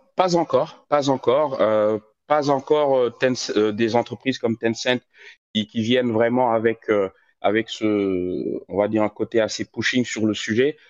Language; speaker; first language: French; non-native, local second language; Wolof